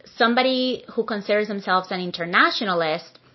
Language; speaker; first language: English; non-native, fluent; Spanish